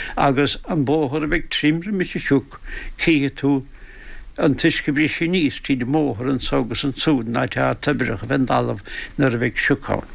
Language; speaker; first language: Irish; native; Irish